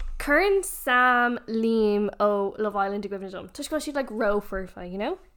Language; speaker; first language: Irish; non-native, local second language; English